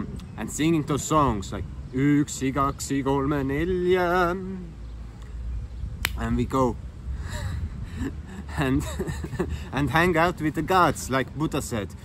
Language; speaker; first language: English; non-native, fluent; Estonian